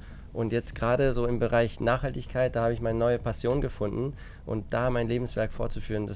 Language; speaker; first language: German; native; German